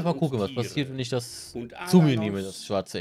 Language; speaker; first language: German; native; German